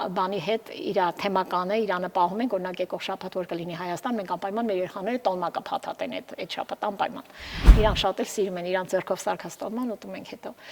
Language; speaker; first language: Armenian; early bilingual, heritage; Armenian